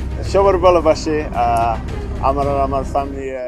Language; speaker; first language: Bangla; early bilingual, heritage; Bangla